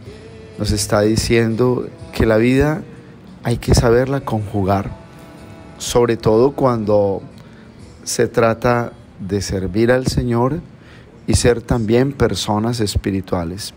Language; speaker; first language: Spanish; native; Spanish